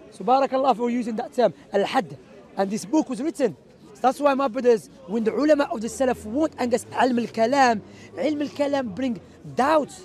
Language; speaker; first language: English; non-native, fluent; Arabic